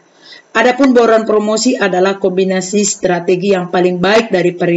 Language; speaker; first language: Indonesian; native; Indonesian